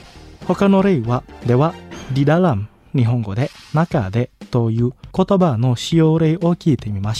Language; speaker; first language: Japanese; non-native, fluent; Indonesian